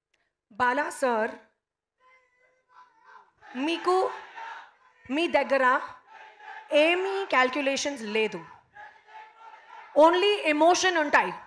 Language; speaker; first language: Telugu; non-native, learner; Hindi